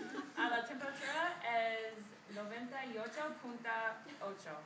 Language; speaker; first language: Spanish; non-native, learner; English